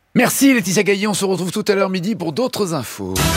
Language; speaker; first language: French; native; French